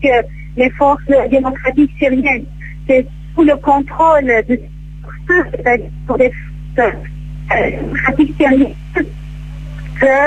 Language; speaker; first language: French; non-native, fluent; Kurdish